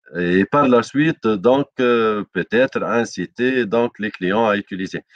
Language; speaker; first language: French; non-native, local second language; Arabic